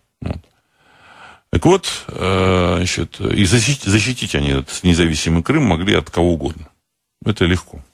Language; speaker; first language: Russian; native; Russian